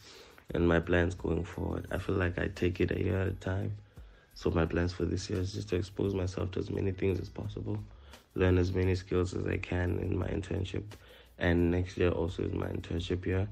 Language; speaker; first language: English; non-native, local second language; Tsonga